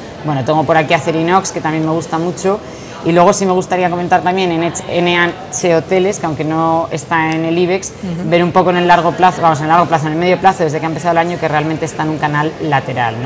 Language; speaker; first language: Spanish; native; Spanish